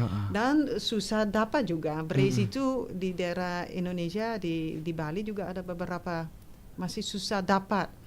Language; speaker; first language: Indonesian; non-native, fluent; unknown